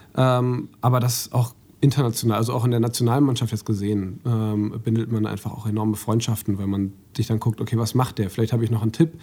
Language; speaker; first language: German; native; German